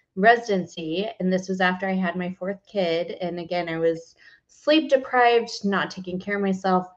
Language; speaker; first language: English; native; English